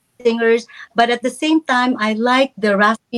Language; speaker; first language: English; non-native, local second language; Filipino